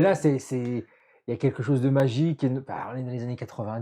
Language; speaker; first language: French; native; French